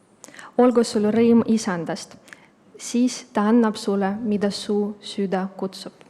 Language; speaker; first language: Estonian; non-native, local second language; Russian